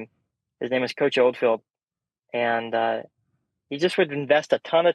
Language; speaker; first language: English; native; English